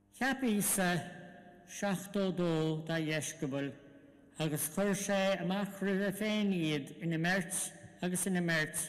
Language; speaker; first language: Irish; non-native, local second language; English